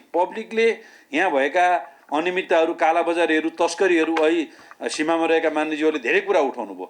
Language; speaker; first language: Nepali; native; Nepali